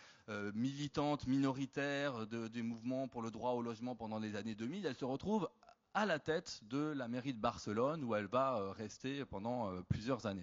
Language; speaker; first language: French; native; French